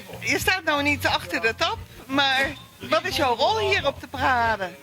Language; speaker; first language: Dutch; native; Dutch